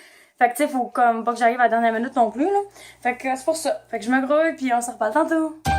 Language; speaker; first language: French; native; French